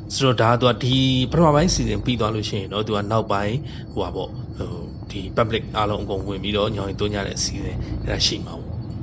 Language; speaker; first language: Burmese; native; Burmese